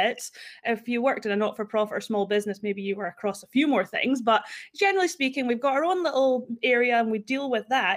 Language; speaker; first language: English; native; English